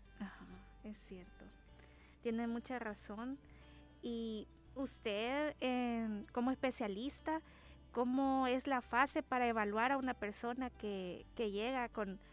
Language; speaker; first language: Spanish; native; Spanish